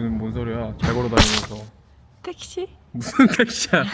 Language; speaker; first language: Korean; native; Korean